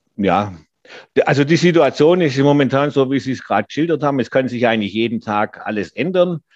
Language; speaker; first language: German; native; German